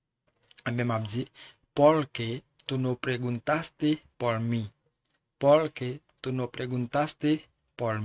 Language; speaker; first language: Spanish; non-native, learner; Haitian Creole